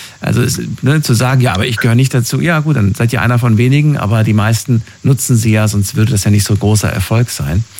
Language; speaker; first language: German; native; German